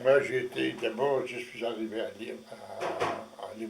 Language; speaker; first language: French; non-native, fluent; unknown